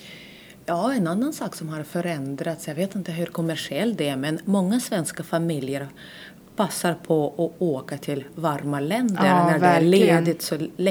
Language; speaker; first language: Swedish; non-native, fluent; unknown